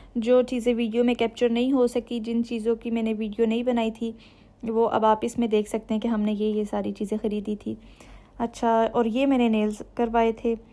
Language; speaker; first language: Urdu; native; Urdu